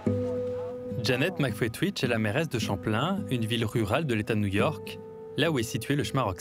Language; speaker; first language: French; native; French